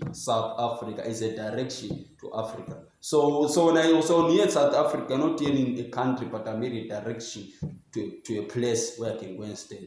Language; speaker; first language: English; non-native, local second language; Zulu